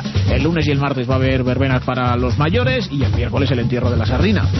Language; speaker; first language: Spanish; native; Spanish